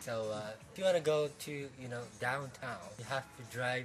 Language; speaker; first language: English; non-native, fluent; Japanese